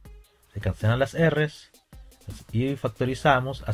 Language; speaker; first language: Spanish; native; Spanish